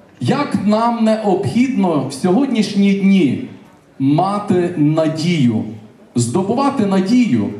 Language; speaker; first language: Ukrainian; native; Ukrainian